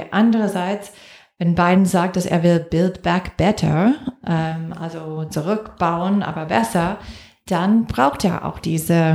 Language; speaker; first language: German; non-native, fluent; English